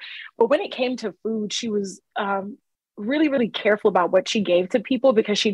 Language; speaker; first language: English; early bilingual, other home language; Akan